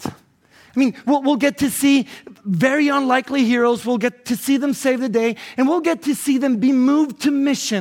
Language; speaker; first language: English; non-native, fluent; Spanish